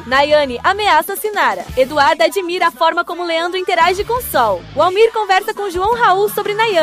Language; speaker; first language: Portuguese; native; Portuguese